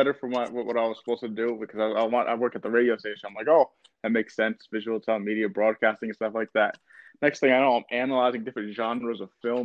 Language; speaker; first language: English; native; English